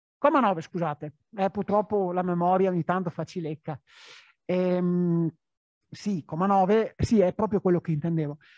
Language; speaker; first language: Italian; native; Italian